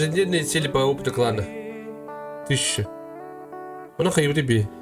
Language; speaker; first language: Russian; non-native, local second language; Yakut